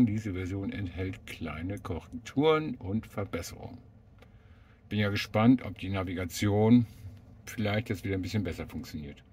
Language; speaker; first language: German; native; German